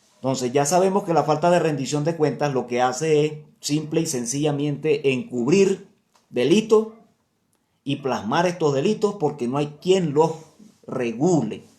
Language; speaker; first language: Spanish; native; Spanish